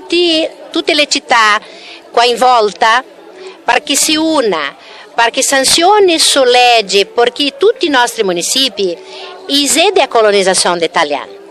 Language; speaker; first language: Italian; early bilingual, heritage; Italian